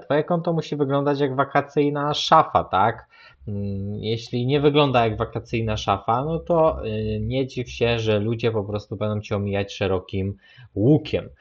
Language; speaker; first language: Polish; native; Polish